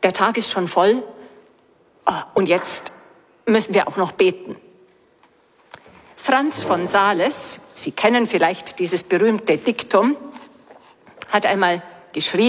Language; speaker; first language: German; native; German